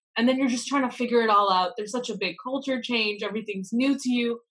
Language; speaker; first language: English; native; English